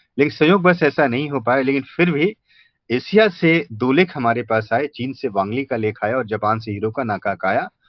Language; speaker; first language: Hindi; native; Hindi